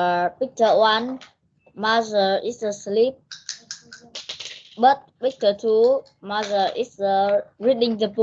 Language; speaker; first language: English; non-native, learner; Vietnamese